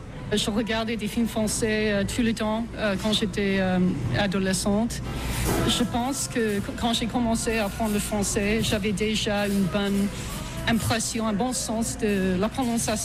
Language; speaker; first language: French; non-native, fluent; English